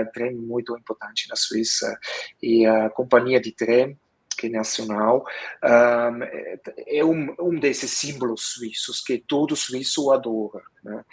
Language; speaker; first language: Portuguese; non-native, fluent; Swiss German